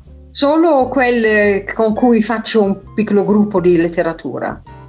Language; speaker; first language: Italian; non-native, fluent; Dutch